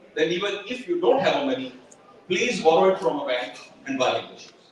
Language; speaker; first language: English; non-native, local second language; Urdu